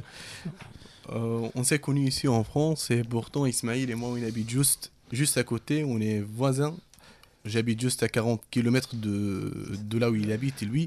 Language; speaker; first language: French; non-native, fluent; Arabic